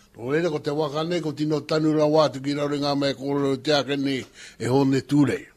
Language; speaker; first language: Māori; native; Māori